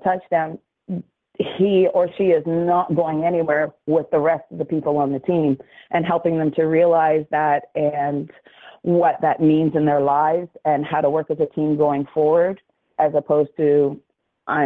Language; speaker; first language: English; native; English